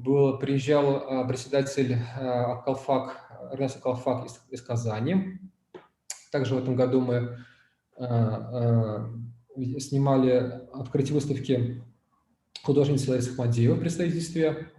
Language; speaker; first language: Russian; native; Russian